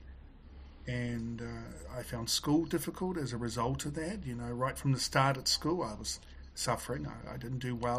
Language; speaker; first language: English; native; English